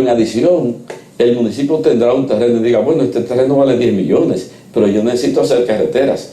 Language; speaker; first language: Spanish; native; Spanish